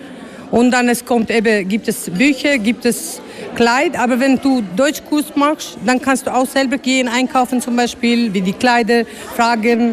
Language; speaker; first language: German; non-native, learner; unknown